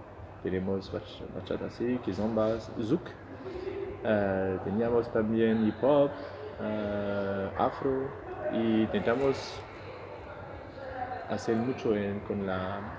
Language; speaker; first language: Spanish; non-native, fluent; French